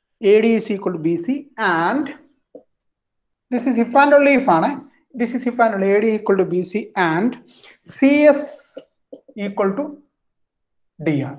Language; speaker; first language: English; non-native, local second language; Malayalam